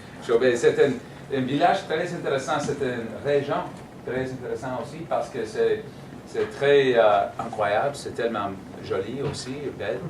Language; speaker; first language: French; non-native, learner; English